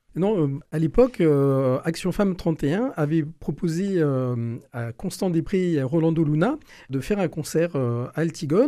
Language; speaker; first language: French; native; French